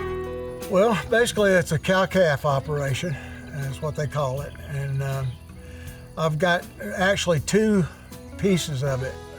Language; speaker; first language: English; native; English